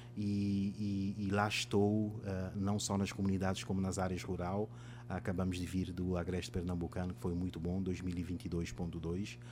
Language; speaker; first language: Portuguese; non-native, local second language; Kabuverdianu